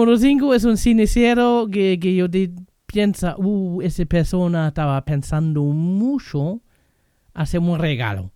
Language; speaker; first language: Spanish; non-native, fluent; German